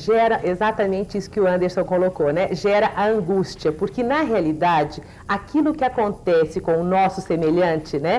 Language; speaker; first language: Portuguese; native; Portuguese